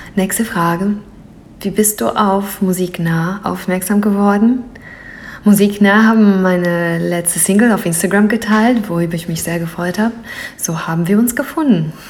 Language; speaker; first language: German; non-native, fluent; Greek